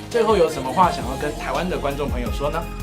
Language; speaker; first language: Chinese; native; Chinese